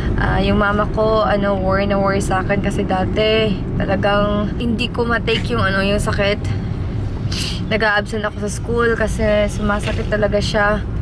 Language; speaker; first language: Filipino; non-native, local second language; Cebuano